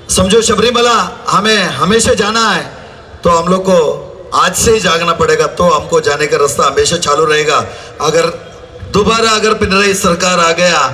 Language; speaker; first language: Hindi; non-native, local second language; Malayalam